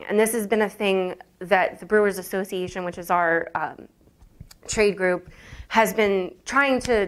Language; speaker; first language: English; native; English